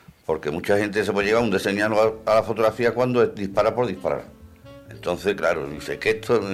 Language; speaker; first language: Spanish; native; Spanish